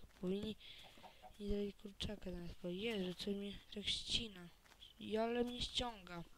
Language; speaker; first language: Polish; native; Polish